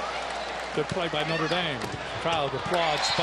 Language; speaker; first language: English; native; English